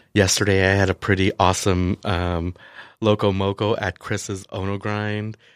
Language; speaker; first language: English; native; English